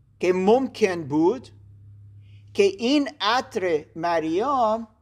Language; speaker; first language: Persian; non-native, learner; German